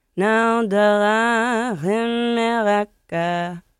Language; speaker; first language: English; native; English